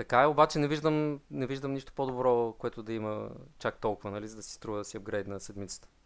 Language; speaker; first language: Bulgarian; native; Bulgarian